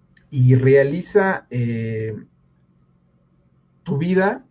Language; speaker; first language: Spanish; native; Spanish